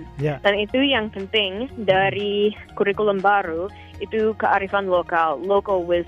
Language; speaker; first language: Indonesian; non-native, fluent; English